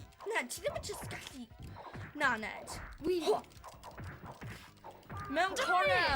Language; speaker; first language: Welsh; non-native, local second language; English